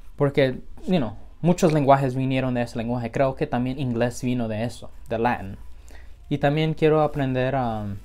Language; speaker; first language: Spanish; early bilingual, heritage; Spanish